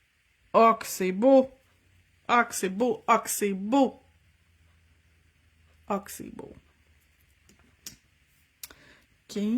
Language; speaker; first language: French; native; French